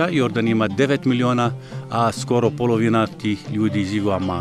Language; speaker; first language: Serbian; non-native, learner; Arabic